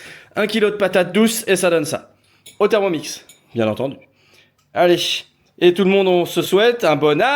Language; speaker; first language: French; native; French